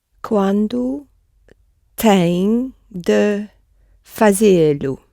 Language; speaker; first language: Portuguese; non-native, learner; English